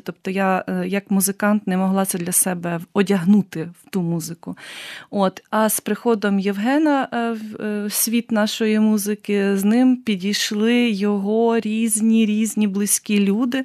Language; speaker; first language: Ukrainian; native; Ukrainian